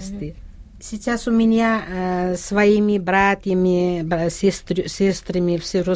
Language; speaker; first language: Russian; non-native, local second language; Uzbek